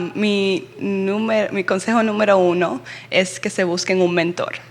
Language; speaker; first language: Spanish; early bilingual, heritage; Spanish